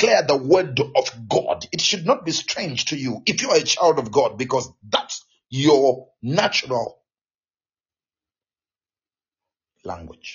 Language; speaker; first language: English; non-native, local second language; Shona